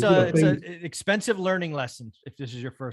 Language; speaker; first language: English; native; English